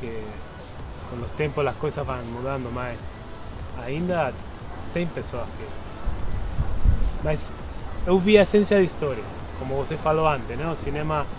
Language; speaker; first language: Portuguese; non-native, fluent; Spanish